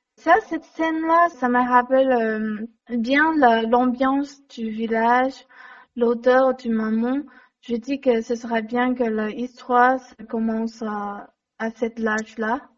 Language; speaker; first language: French; non-native, learner; Chinese